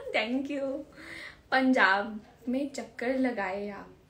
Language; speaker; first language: Hindi; native; Hindi